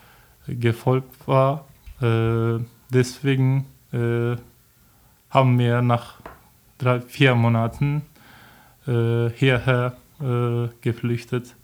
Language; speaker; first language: German; non-native, learner; Turkish